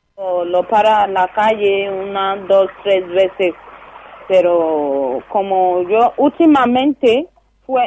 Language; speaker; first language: Spanish; non-native, learner; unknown